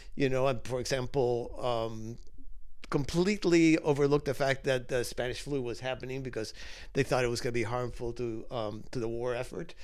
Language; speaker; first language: English; early bilingual, other home language; Spanish